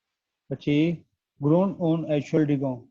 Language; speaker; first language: German; non-native, learner; Gujarati